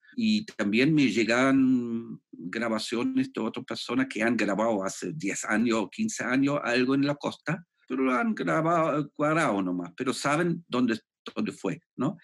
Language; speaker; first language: Spanish; non-native, fluent; German